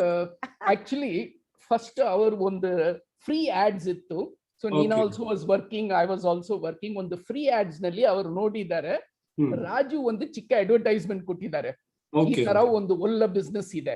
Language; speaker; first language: Kannada; non-native, local second language; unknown